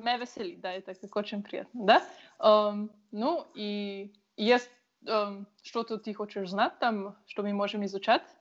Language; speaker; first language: Russian; non-native, learner; Slovenian